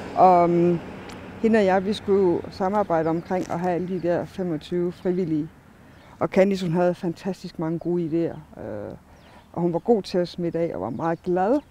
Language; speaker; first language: Danish; early bilingual, other home language; Kalaallisut